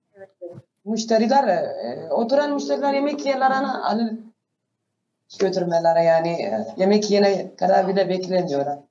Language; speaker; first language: Turkish; non-native, learner; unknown